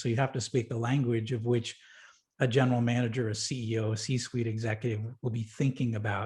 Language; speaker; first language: English; native; English